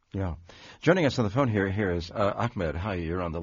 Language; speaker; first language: English; native; English